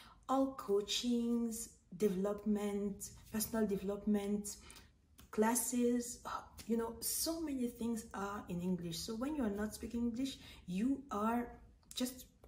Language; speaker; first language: English; non-native, fluent; French